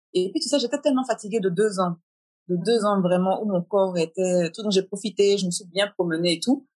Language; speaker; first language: French; native; French